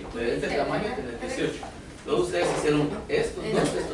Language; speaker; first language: Spanish; native; Spanish